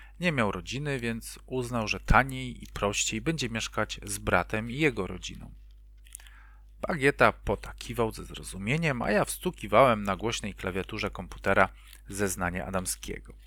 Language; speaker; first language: Polish; native; Polish